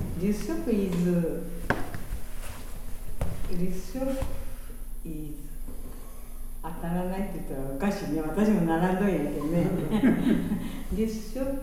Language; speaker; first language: Japanese; non-native, learner; English